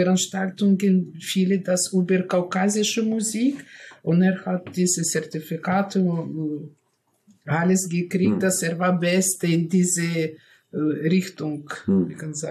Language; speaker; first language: German; non-native, learner; Russian